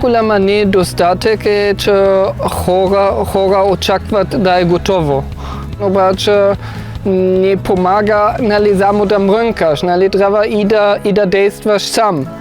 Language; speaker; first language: Bulgarian; non-native, fluent; German